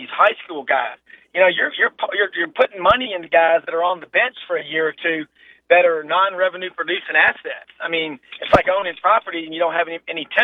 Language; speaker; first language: English; native; English